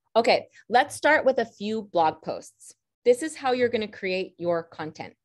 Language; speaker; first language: English; native; English